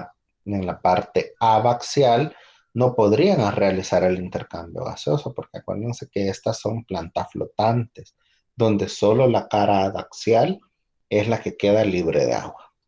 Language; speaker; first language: Spanish; native; Spanish